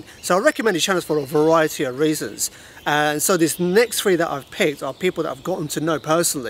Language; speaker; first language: English; native; English